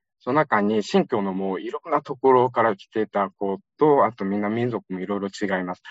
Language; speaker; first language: Japanese; non-native, fluent; Uyghur